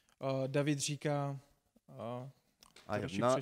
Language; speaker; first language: Czech; non-native, fluent; English